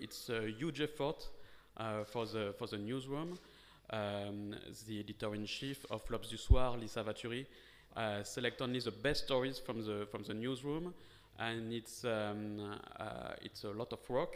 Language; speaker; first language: English; non-native, fluent; French